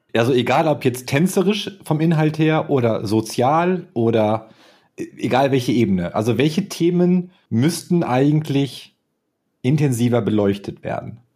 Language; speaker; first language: German; native; German